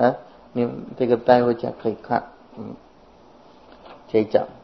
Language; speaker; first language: Chinese; non-native, fluent; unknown